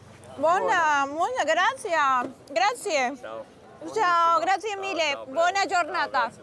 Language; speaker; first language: Italian; non-native, learner; Spanish